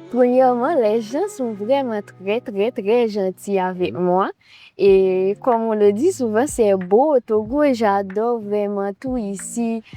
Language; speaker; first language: French; non-native, local second language; Haitian Creole